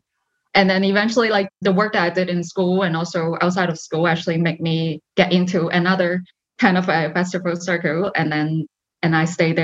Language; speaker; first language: English; non-native, local second language; Cantonese